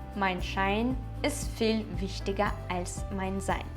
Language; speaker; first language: German; non-native, fluent; Ukrainian